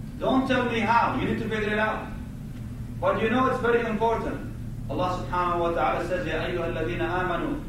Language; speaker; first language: English; non-native, fluent; Arabic